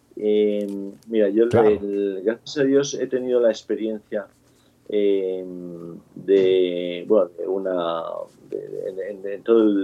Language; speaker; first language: Spanish; native; Spanish